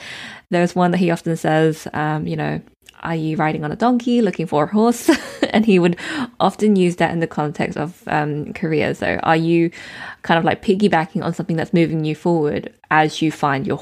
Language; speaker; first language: English; native; English